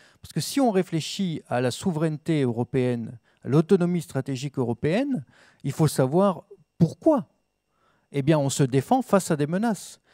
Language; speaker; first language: French; native; French